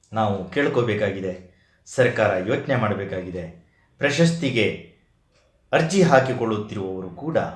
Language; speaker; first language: Kannada; native; Kannada